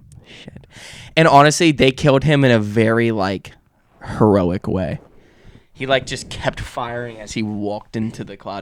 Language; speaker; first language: English; native; English